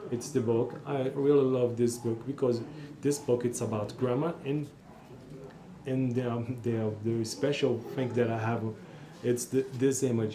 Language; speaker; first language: English; non-native, learner; Portuguese